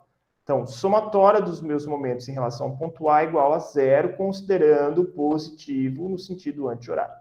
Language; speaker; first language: Portuguese; native; Portuguese